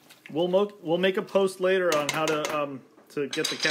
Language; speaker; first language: English; native; English